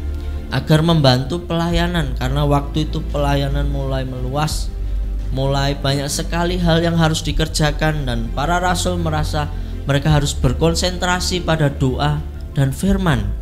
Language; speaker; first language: Indonesian; native; Indonesian